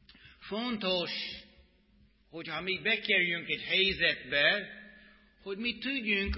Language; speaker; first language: Hungarian; non-native, fluent; English